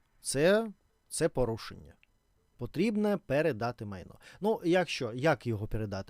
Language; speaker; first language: Ukrainian; non-native, learner; Russian